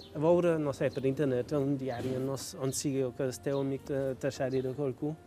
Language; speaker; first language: Catalan; non-native, fluent; German